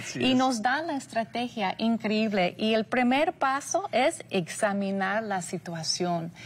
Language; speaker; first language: Spanish; non-native, fluent; English